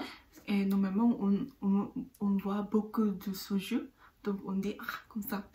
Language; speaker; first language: French; non-native, learner; Korean